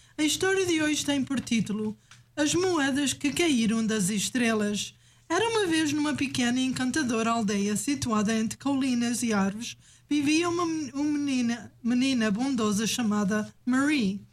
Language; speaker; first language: Portuguese; native; Portuguese